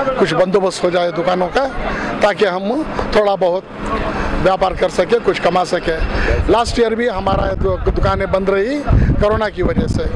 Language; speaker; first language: Hindi; non-native, local second language; Urdu